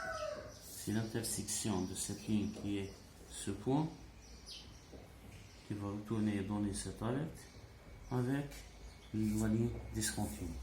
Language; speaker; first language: French; non-native, local second language; Arabic